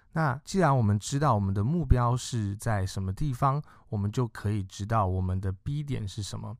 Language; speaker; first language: Chinese; native; Chinese